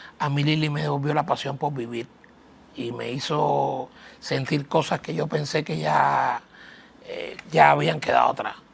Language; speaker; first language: Spanish; native; Spanish